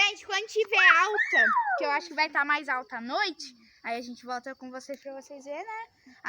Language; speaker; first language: Portuguese; native; Portuguese